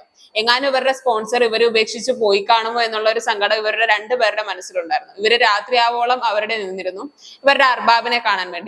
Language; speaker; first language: Malayalam; native; Malayalam